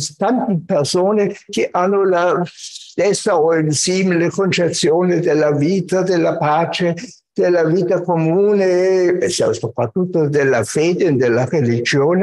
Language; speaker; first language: Italian; non-native, fluent; German